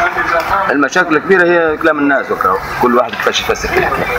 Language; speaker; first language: Arabic; native; Arabic